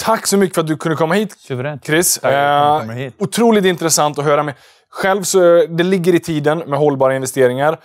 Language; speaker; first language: Swedish; native; Swedish